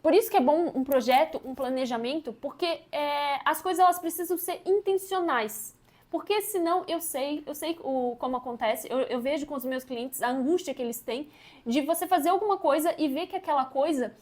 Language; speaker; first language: Portuguese; native; Portuguese